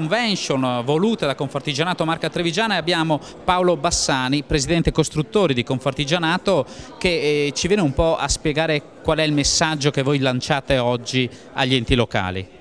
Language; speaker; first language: Italian; native; Italian